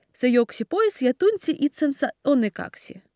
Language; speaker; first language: Finnish; non-native, learner; Ukrainian